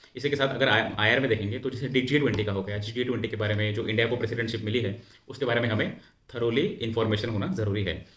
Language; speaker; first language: Hindi; non-native, local second language; Marathi